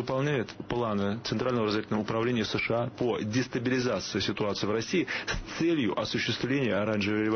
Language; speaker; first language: Russian; native; Russian